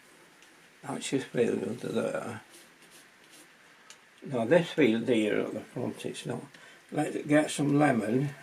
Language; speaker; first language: English; native; English